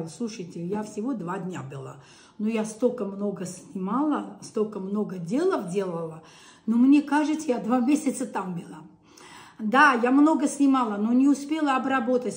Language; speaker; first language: Russian; non-native, local second language; Armenian